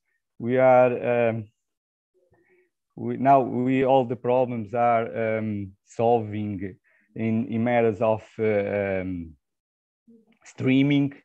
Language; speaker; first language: English; non-native, fluent; Portuguese